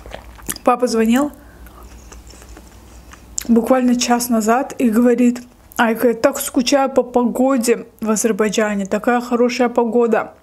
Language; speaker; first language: Russian; native; Russian